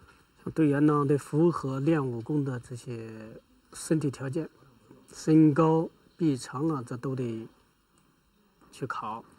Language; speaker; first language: Chinese; native; Chinese